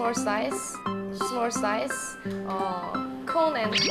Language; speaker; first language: English; non-native, learner; Korean